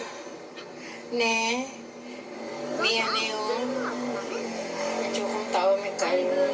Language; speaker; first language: Korean; non-native, learner; Filipino